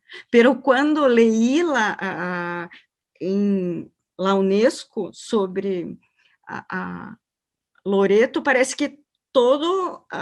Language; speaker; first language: Spanish; non-native, learner; Portuguese